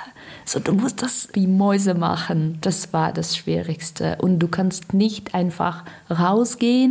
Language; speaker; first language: German; non-native, learner; Russian